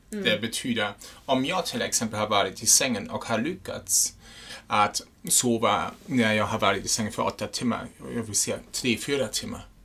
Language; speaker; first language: Swedish; non-native, fluent; German